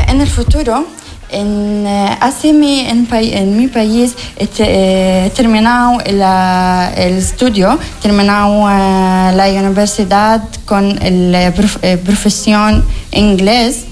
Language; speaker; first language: Spanish; non-native, learner; Arabic